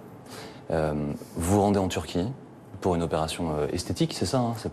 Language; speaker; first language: French; native; French